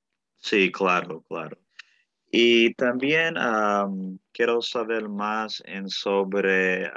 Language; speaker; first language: Spanish; early bilingual, heritage; Spanish